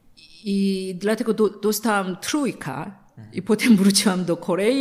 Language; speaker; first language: Polish; non-native, learner; Korean